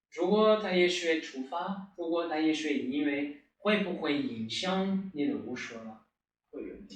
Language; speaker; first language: Chinese; non-native, learner; French